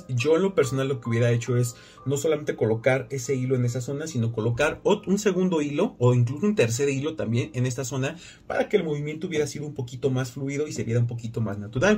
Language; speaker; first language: Spanish; native; Spanish